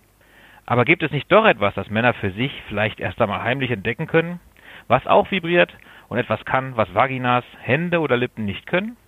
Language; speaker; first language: German; native; German